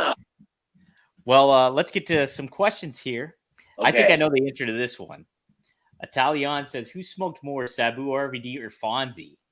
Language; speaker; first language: English; native; English